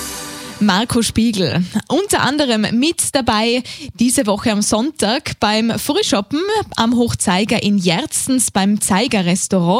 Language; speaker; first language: German; native; German